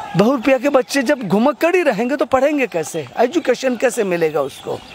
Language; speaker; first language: Hindi; non-native, local second language; Gujarati